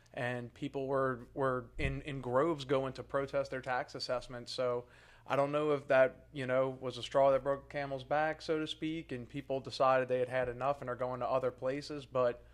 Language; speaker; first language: English; native; English